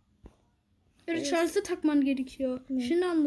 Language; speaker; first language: Turkish; early bilingual, heritage; Turkish